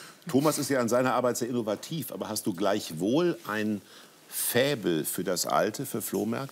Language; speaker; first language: German; native; German